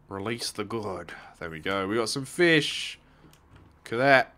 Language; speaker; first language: English; native; English